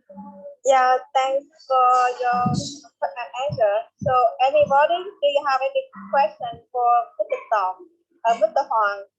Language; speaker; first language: English; non-native, learner; Vietnamese